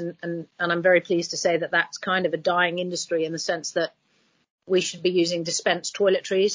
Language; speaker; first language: English; native; English